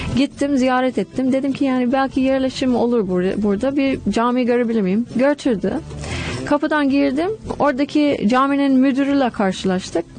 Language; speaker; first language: Turkish; non-native, fluent; English